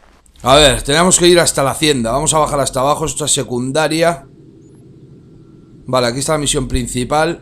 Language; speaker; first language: Spanish; native; Spanish